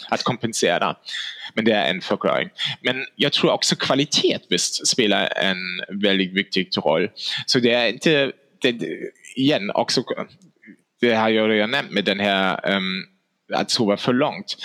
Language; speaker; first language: Swedish; non-native, fluent; German